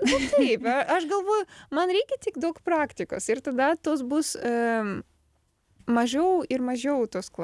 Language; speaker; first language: Lithuanian; non-native, learner; Ukrainian